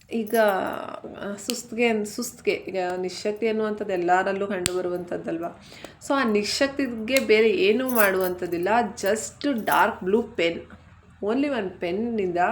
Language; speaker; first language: Kannada; native; Kannada